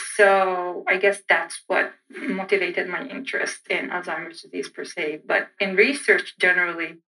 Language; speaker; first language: English; non-native, fluent; Arabic